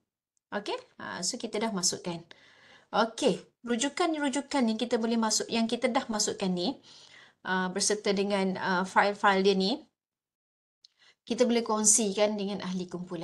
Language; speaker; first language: Malay; native; Malay